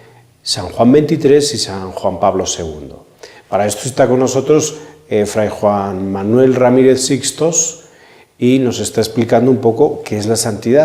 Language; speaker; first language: Spanish; native; Spanish